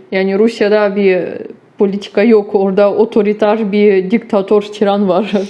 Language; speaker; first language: Turkish; non-native, fluent; Ukrainian